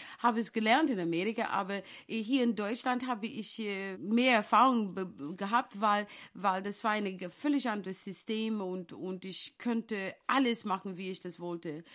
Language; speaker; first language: German; non-native, fluent; English